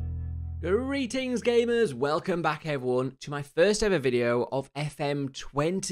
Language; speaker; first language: English; native; English